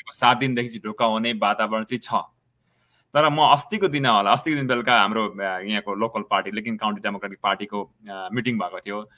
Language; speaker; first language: Nepali; native; Nepali